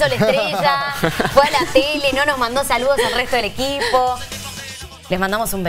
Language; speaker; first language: Spanish; native; Spanish